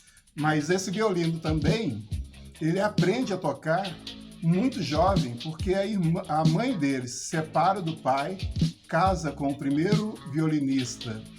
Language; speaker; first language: Portuguese; native; Portuguese